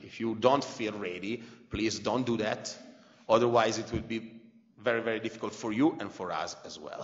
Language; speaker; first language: English; non-native, fluent; Italian